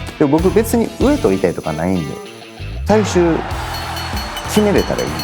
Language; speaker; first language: Japanese; native; Japanese